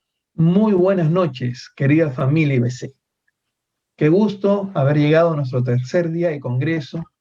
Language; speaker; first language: Spanish; native; Spanish